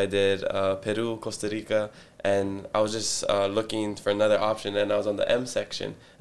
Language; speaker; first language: English; early bilingual, other home language; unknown